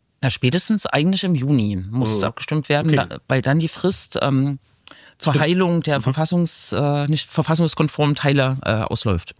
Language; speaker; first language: German; native; German